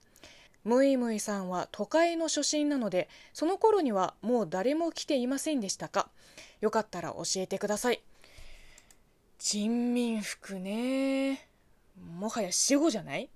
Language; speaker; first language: Japanese; non-native, fluent; Chinese